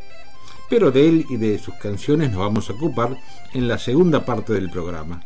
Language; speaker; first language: Spanish; native; Spanish